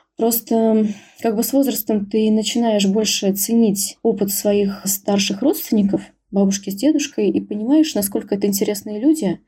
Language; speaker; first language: Russian; native; Russian